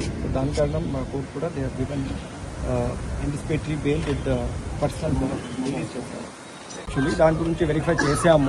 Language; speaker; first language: Telugu; non-native, learner; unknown